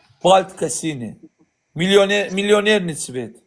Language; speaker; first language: Russian; non-native, learner; Azerbaijani